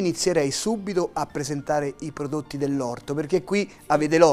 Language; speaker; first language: Italian; native; Italian